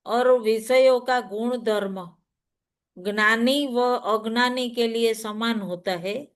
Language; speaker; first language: Hindi; non-native, local second language; Gujarati